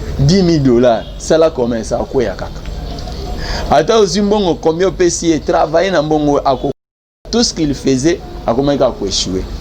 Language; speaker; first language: Lingala; non-native, local second language; Luba-Lulua